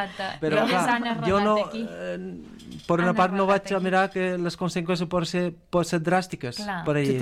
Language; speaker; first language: Catalan; non-native, fluent; Romanian